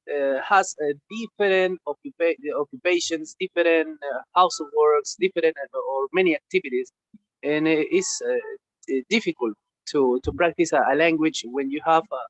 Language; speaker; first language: English; non-native, learner; Spanish